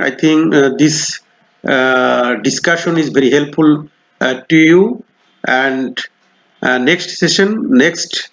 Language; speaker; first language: English; non-native, local second language; Bangla